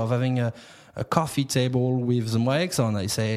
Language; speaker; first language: English; non-native, fluent; French